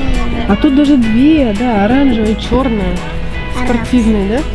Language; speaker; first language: Russian; native; Russian